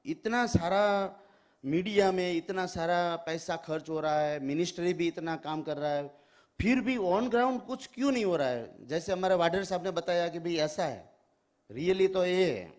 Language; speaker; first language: Hindi; non-native, local second language; Gujarati